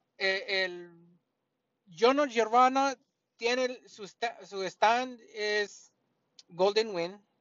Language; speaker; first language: Spanish; early bilingual, heritage; Spanish